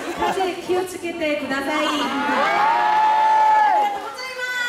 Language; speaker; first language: Japanese; non-native, learner; Korean